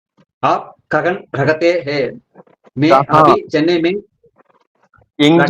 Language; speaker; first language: Hindi; non-native, learner; Tamil